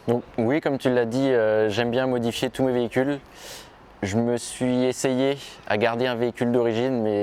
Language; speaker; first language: French; native; French